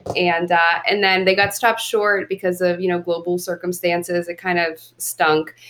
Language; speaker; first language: English; native; English